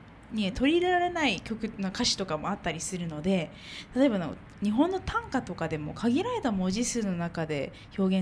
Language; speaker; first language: Japanese; native; Japanese